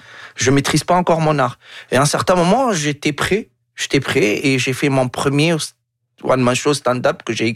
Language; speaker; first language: French; non-native, local second language; Arabic